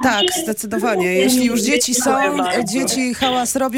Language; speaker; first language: Polish; native; Polish